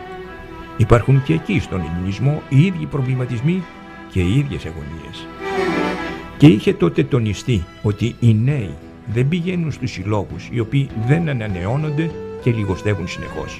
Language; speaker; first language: Greek; native; Greek